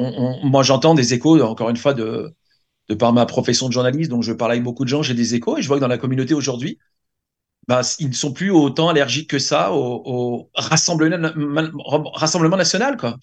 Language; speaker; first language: French; native; French